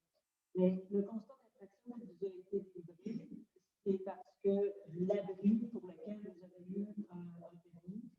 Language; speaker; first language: French; native; French